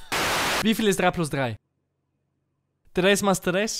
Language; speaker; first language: German; native; German